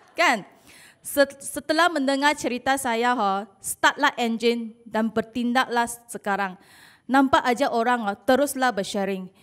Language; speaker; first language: Malay; non-native, local second language; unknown